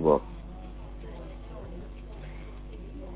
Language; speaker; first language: Chinese; non-native, learner; Korean